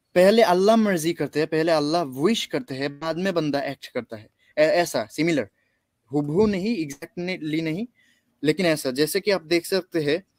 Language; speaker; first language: Hindi; non-native, fluent; Bangla